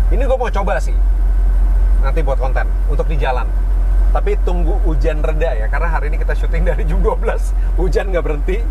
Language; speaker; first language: Indonesian; early bilingual, heritage; Indonesian